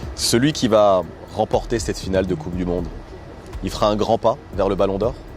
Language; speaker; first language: French; native; French